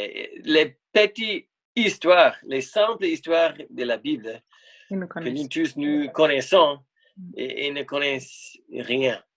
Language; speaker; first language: French; non-native, fluent; English